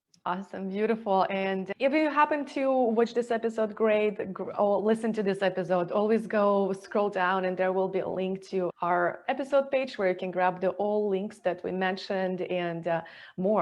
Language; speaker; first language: English; non-native, fluent; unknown